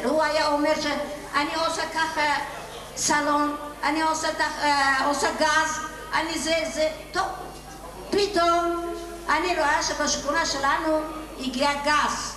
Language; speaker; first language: Hebrew; non-native, learner; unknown